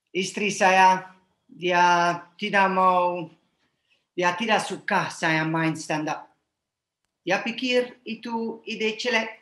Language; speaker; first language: Indonesian; non-native, learner; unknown